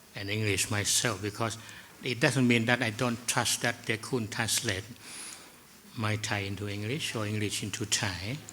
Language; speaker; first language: English; non-native, fluent; Thai